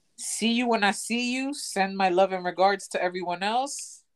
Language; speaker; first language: English; early bilingual, other home language; Spanish